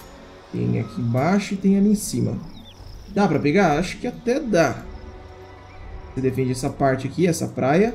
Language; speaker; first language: Portuguese; native; Portuguese